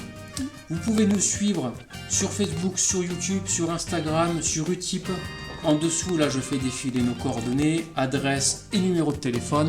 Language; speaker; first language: French; native; French